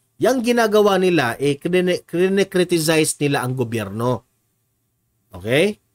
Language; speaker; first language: Filipino; non-native, local second language; Cebuano